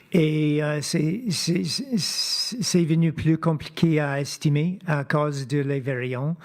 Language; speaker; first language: French; non-native, fluent; English